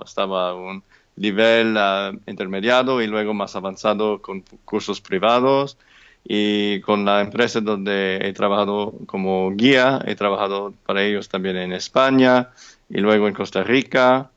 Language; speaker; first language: Spanish; non-native, fluent; English